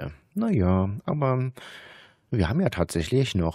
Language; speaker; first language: German; native; German